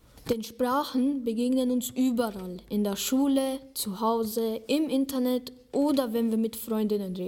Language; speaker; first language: German; native; German